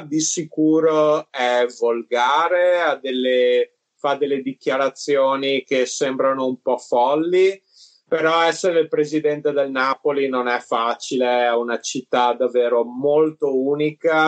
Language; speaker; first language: Italian; early bilingual, other home language; English